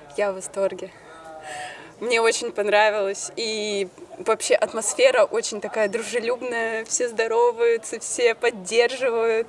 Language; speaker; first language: Russian; native; Russian